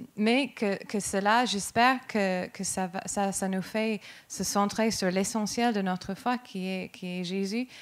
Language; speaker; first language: French; non-native, fluent; English